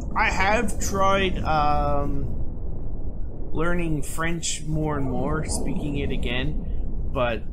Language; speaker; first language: English; native; English